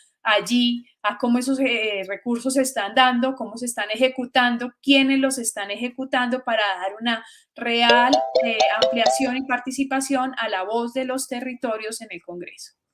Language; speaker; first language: Spanish; native; Spanish